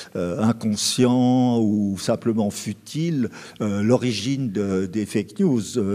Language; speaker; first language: French; native; French